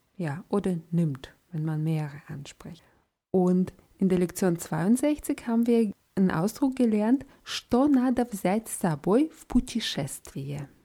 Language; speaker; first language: German; non-native, fluent; Russian